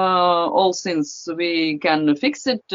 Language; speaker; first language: English; non-native, fluent; Russian